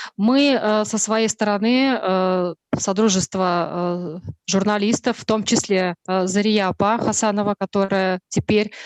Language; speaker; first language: Russian; native; Russian